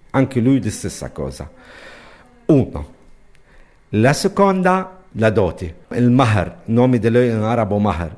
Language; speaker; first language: Italian; non-native, learner; Arabic